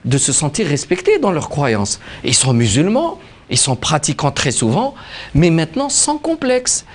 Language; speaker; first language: French; non-native, local second language; Arabic